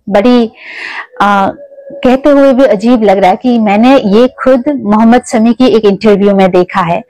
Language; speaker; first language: Hindi; non-native, local second language; Kok Borok